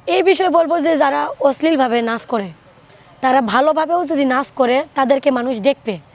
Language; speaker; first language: Bangla; non-native, fluent; Urdu